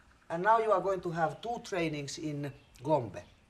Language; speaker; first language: English; non-native, fluent; Finnish